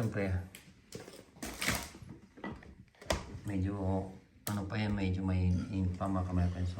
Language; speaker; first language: Filipino; native; Filipino